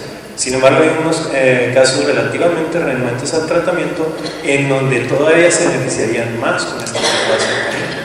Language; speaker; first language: Spanish; native; Spanish